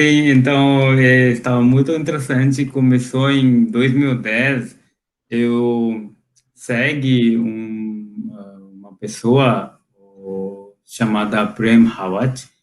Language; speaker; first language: Portuguese; non-native, fluent; Hindi